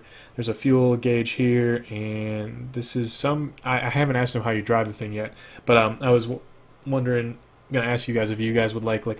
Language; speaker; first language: English; native; English